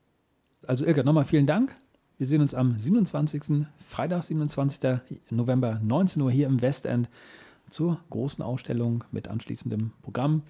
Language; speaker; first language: German; native; German